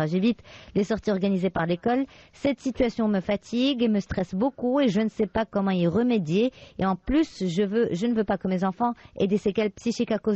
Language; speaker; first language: French; non-native, local second language; Arabic